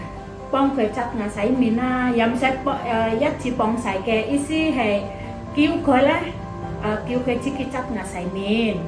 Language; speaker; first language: Cantonese; non-native, fluent; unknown